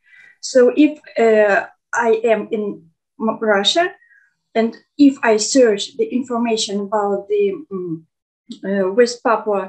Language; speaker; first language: English; non-native, fluent; Russian